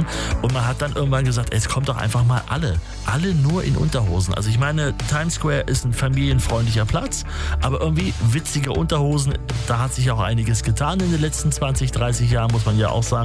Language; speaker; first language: German; native; German